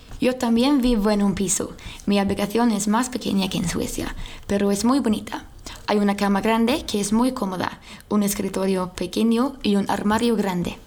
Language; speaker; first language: Spanish; non-native, learner; Swedish